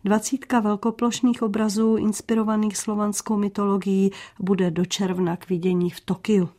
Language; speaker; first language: Czech; native; Czech